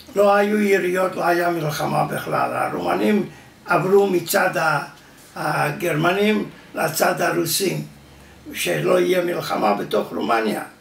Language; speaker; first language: Hebrew; non-native, fluent; Yiddish